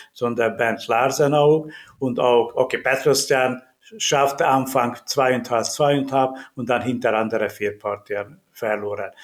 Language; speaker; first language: German; non-native, learner; Hungarian